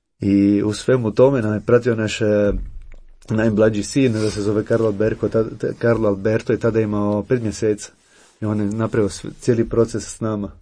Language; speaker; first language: Croatian; non-native, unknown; Italian